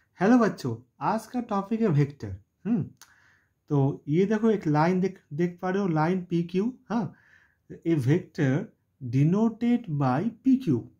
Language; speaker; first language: Hindi; non-native, local second language; Bangla